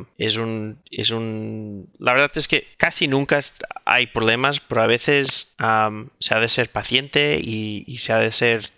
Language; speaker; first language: Spanish; non-native, local second language; Catalan